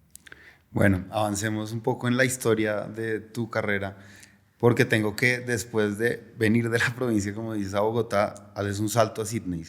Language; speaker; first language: Spanish; native; Spanish